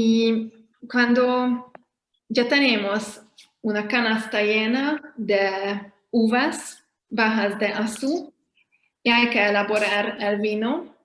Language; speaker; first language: Spanish; non-native, fluent; Hungarian